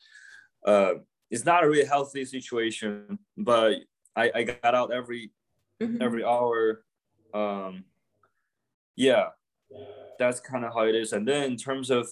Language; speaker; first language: English; non-native, fluent; Chinese